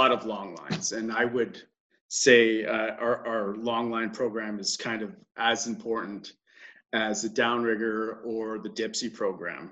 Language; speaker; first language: English; native; English